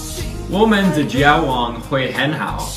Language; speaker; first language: Chinese; non-native, learner; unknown